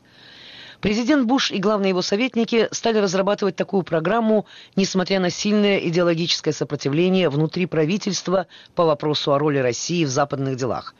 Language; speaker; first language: Russian; native; Russian